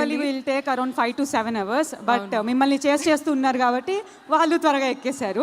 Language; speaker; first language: Telugu; native; Telugu